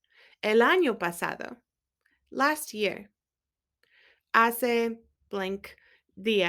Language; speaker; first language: Spanish; non-native, learner; English